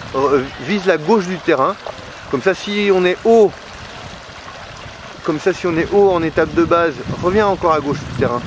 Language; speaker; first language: French; native; French